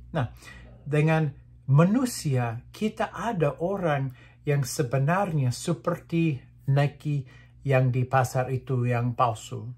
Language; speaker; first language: Indonesian; native; Indonesian